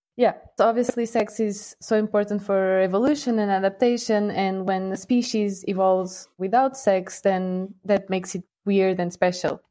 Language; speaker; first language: English; non-native, fluent; Portuguese